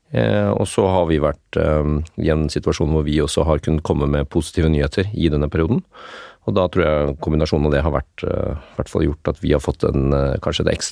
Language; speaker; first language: Norwegian; native; Norwegian